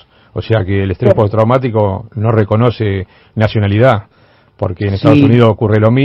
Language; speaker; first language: Spanish; native; Spanish